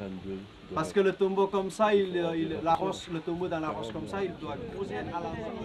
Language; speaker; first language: French; non-native, learner; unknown